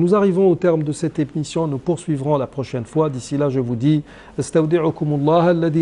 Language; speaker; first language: French; non-native, local second language; Arabic